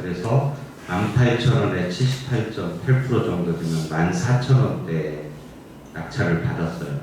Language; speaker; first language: Korean; native; Korean